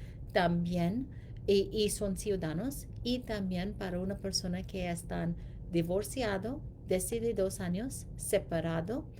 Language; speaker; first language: Spanish; non-native, learner; English